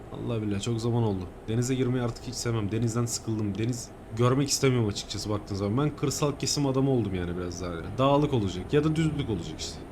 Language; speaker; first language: Turkish; native; Turkish